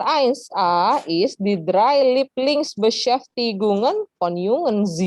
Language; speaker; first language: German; non-native, learner; Indonesian